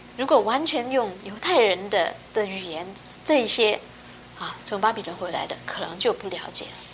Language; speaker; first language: Chinese; non-native, local second language; Cantonese